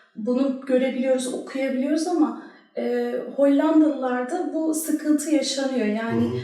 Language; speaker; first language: Turkish; early bilingual, heritage; Turkish